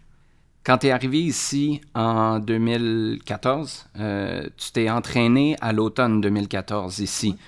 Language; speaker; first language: French; native; French